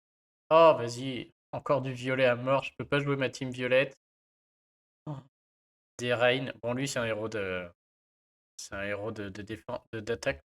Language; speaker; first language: French; native; French